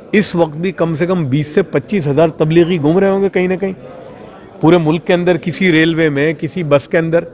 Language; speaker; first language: Hindi; non-native, local second language; Gujarati